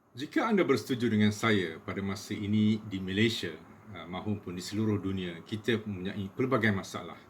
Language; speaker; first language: Malay; native; Malay